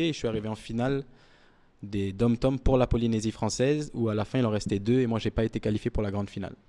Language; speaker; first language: French; native; French